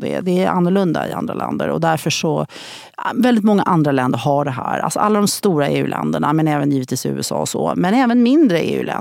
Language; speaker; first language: Swedish; native; Swedish